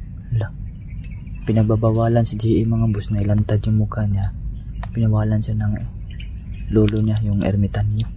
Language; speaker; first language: Filipino; non-native, local second language; Cebuano